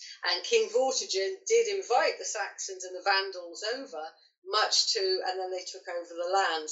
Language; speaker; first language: English; native; English